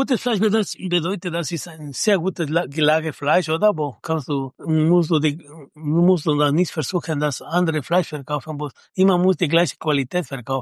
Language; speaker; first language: German; non-native, learner; Spanish